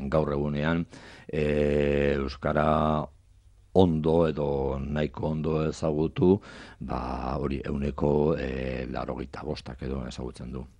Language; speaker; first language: Basque; non-native, local second language; Spanish